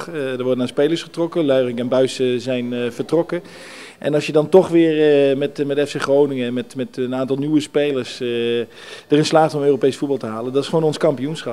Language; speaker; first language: Dutch; native; Dutch